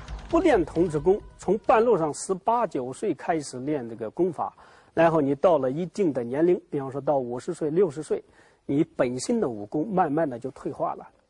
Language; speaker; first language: Chinese; native; Chinese